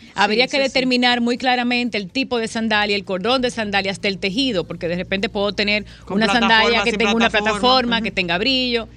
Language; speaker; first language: Spanish; native; Spanish